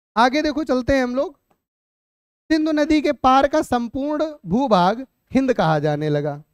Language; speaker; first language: Hindi; native; Hindi